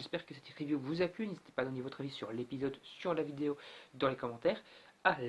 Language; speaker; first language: French; native; French